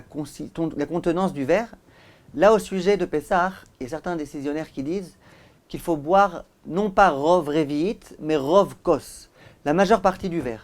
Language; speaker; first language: French; native; French